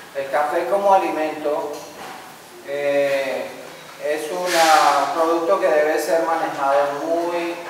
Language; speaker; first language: Spanish; native; Spanish